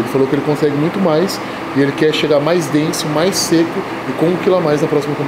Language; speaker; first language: Portuguese; native; Portuguese